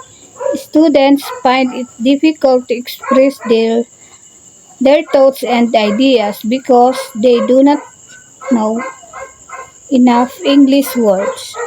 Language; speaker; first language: English; non-native, local second language; Filipino